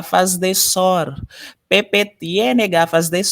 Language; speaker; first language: Spanish; non-native, fluent; Haitian Creole